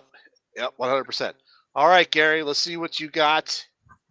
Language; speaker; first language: English; native; English